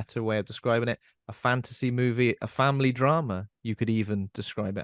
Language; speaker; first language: English; native; English